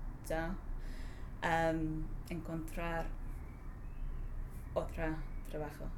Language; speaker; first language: Spanish; non-native, learner; English